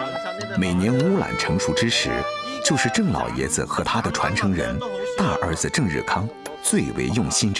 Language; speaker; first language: Chinese; native; Chinese